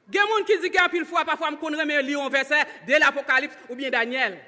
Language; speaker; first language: French; non-native, local second language; Haitian Creole